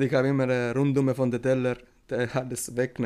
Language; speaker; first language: German; non-native, learner; Italian